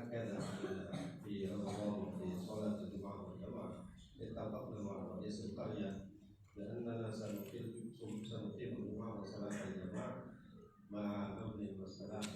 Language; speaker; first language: Arabic; non-native, fluent; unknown